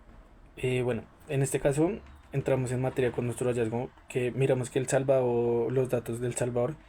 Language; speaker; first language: Spanish; native; Spanish